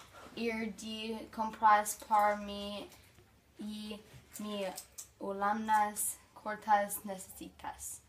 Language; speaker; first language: Spanish; non-native, learner; English